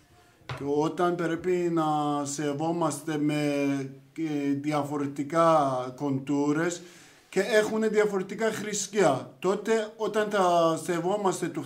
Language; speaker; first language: Greek; non-native, learner; Persian